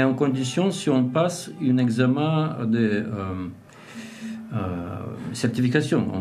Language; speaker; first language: French; non-native, learner; Russian